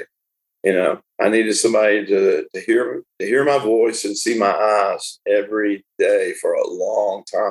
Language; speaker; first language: English; native; English